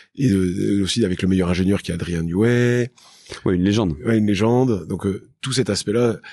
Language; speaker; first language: French; native; French